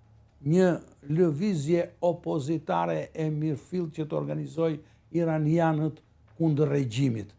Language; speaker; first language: Albanian; native; Albanian